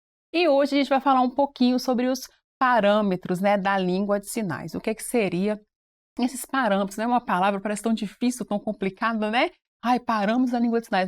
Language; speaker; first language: Portuguese; native; Portuguese